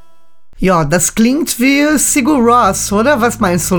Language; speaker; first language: German; native; German